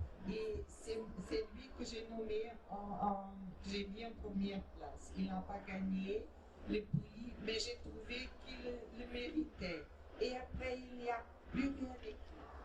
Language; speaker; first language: French; non-native, fluent; Portuguese